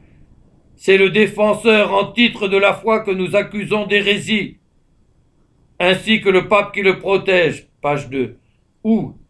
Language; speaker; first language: French; native; French